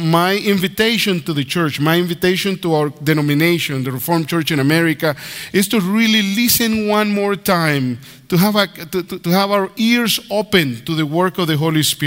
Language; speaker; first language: English; non-native, fluent; Spanish